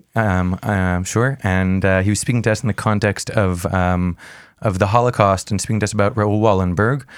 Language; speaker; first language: English; native; English